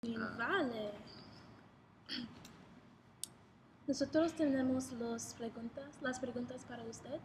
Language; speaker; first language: Spanish; non-native, learner; English